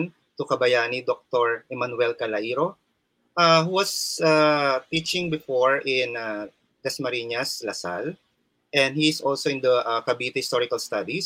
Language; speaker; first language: English; non-native, local second language; Waray